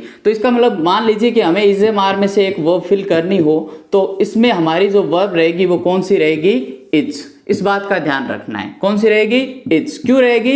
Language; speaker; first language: Hindi; native; Hindi